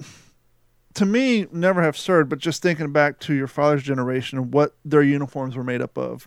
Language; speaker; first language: English; native; English